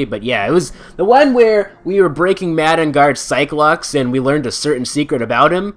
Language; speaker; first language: English; native; English